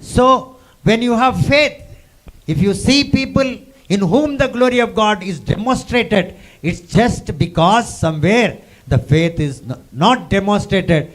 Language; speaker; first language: English; non-native, local second language; Telugu